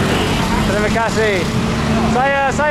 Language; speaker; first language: Indonesian; non-native, learner; English